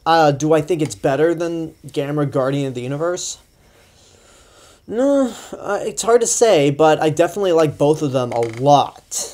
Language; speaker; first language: English; native; English